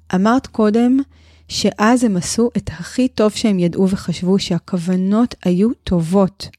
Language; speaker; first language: Hebrew; native; Hebrew